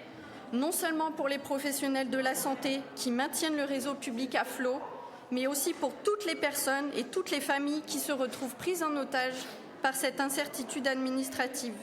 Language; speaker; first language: French; native; French